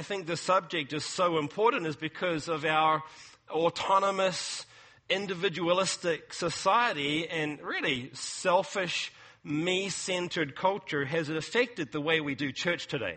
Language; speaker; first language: English; native; English